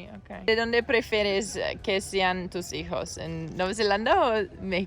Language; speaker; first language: Spanish; non-native, learner; English